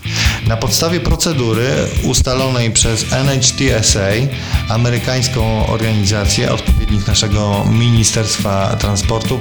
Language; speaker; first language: Polish; native; Polish